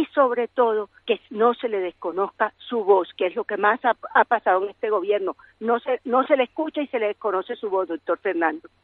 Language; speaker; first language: Spanish; native; Spanish